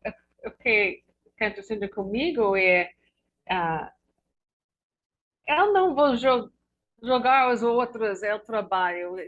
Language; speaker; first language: Portuguese; non-native, learner; English